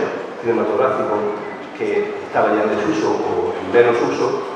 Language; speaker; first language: Spanish; native; Spanish